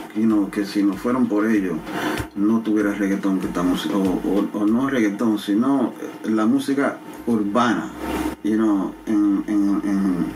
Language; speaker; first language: Spanish; native; Spanish